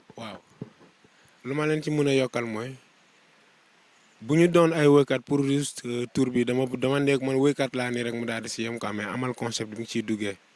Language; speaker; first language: Wolof; non-native, local second language; Jola-Fonyi